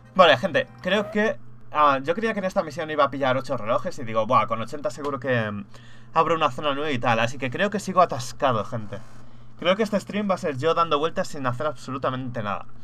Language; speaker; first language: Spanish; native; Spanish